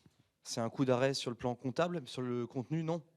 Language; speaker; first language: French; native; French